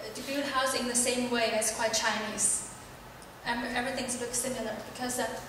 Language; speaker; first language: English; non-native, learner; Chinese